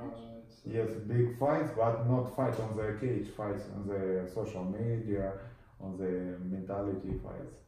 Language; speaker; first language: English; non-native, learner; Russian